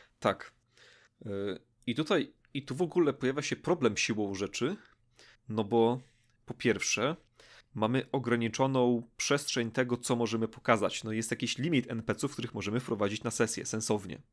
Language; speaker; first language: Polish; native; Polish